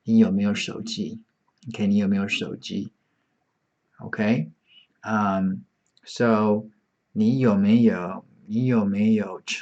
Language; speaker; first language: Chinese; non-native, fluent; English